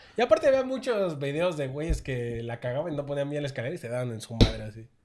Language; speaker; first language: Spanish; native; Spanish